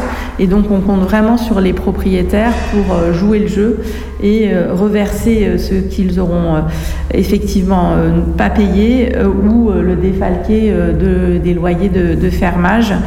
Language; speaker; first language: French; native; French